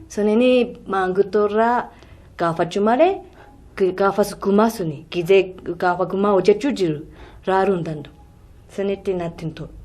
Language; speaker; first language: Oromo; non-native, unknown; Japanese